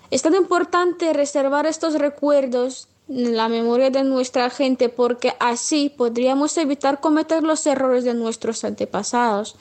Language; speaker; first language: Spanish; non-native, fluent; Russian